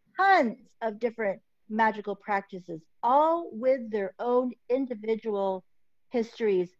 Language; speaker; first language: English; early bilingual, other home language; Filipino